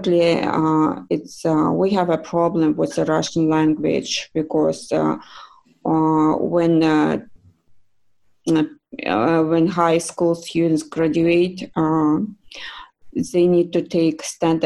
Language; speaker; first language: English; non-native, fluent; Russian